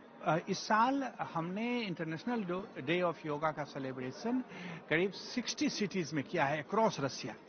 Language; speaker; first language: Hindi; native; Hindi